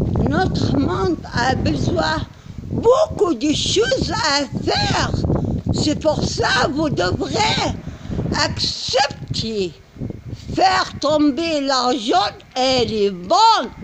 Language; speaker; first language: French; non-native, learner; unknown